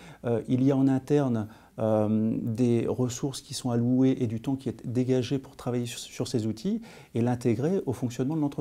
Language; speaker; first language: French; native; French